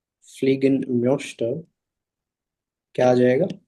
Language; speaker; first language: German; non-native, fluent; Hindi